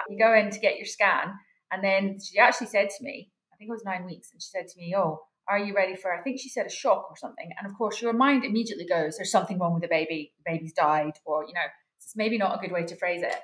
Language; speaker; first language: English; native; English